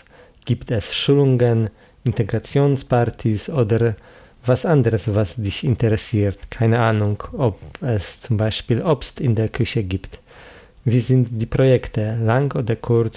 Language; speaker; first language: German; non-native, fluent; Polish